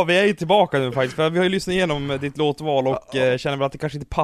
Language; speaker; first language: Swedish; native; Swedish